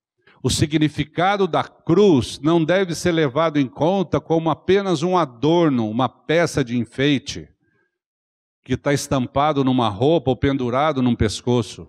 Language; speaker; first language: Portuguese; native; Portuguese